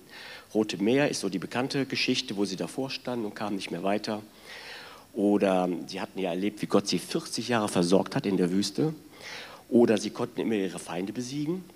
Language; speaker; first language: German; native; German